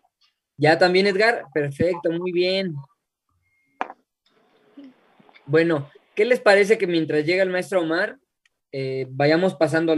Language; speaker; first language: Spanish; native; Spanish